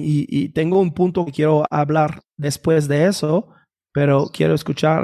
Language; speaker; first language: Spanish; non-native, fluent; French